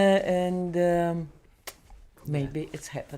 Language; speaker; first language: English; non-native, learner; Belarusian